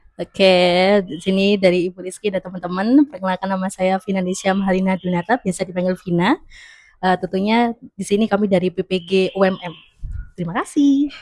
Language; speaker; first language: Indonesian; native; Indonesian